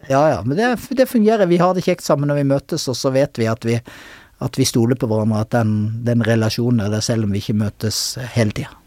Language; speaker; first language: Norwegian; native; Norwegian